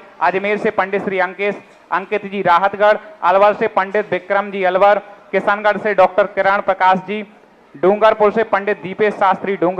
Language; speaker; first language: Hindi; native; Hindi